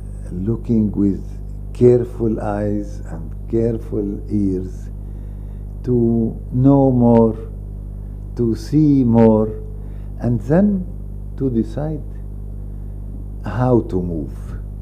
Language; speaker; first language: English; non-native, fluent; Arabic